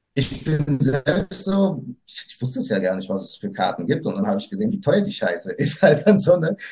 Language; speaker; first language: German; early bilingual, other home language; Portuguese